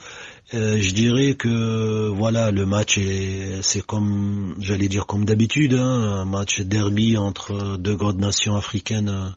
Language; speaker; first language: French; non-native, local second language; Arabic